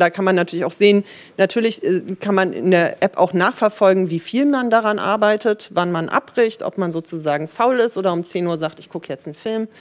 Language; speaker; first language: German; native; German